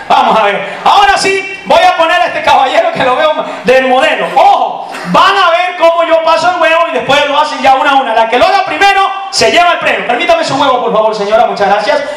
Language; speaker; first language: Spanish; native; Spanish